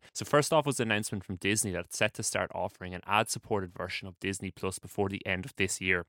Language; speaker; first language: English; native; English